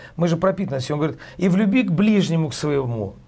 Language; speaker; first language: Russian; native; Russian